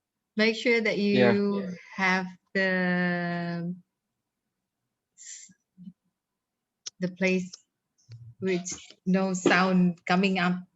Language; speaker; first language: English; non-native, fluent; Indonesian